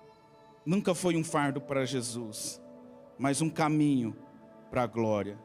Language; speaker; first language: Portuguese; native; Portuguese